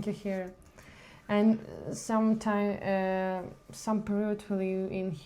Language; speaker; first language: English; non-native, learner; Ukrainian